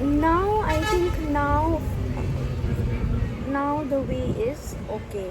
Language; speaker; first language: English; non-native, local second language; Malayalam